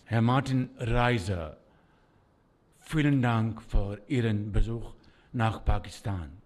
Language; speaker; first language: German; non-native, learner; Urdu